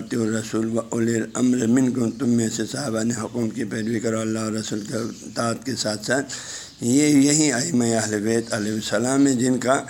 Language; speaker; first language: Urdu; non-native, local second language; Balti